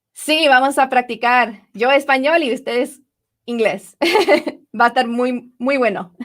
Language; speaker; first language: Spanish; non-native, learner; English